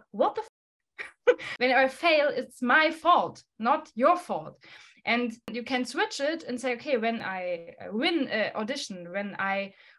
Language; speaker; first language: English; non-native, fluent; German